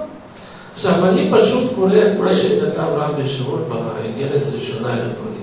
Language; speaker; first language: Hebrew; non-native, fluent; Russian